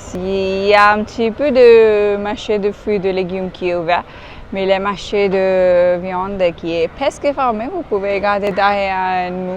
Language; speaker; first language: French; non-native, fluent; Hindi